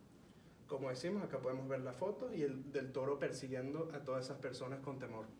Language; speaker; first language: Spanish; early bilingual, heritage; Spanish